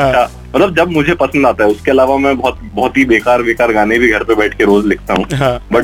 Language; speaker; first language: Hindi; native; Hindi